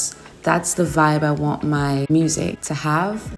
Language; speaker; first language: English; native; English